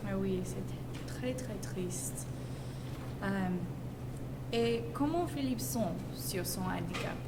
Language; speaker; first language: French; non-native, learner; English